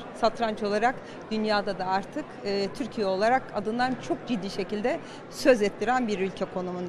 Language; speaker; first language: Turkish; native; Turkish